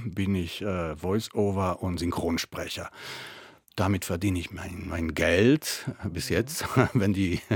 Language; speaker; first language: German; non-native, fluent; Italian